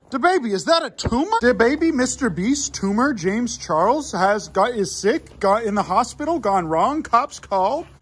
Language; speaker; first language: English; native; English